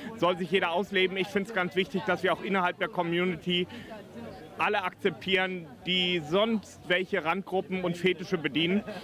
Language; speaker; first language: German; native; German